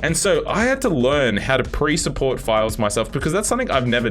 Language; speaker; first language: English; native; English